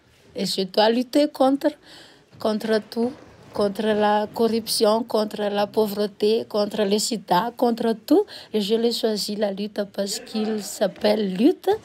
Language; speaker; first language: French; non-native, local second language; Malagasy